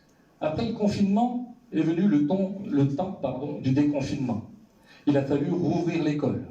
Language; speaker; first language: French; native; French